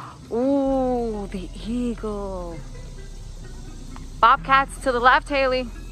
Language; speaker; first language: English; early bilingual, other home language; Spanish